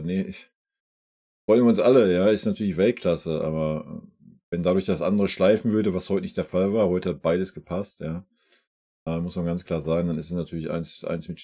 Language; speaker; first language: German; native; German